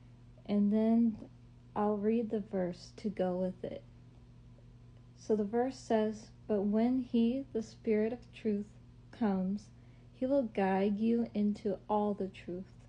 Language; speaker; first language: English; native; English